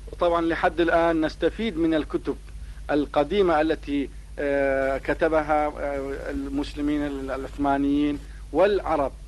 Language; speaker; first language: Arabic; non-native, fluent; Turkish